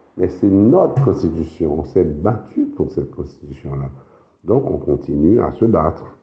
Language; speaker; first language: French; non-native, local second language; Haitian Creole